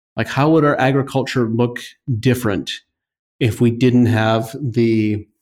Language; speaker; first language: English; native; English